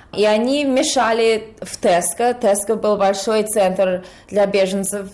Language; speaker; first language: Russian; early bilingual, heritage; Russian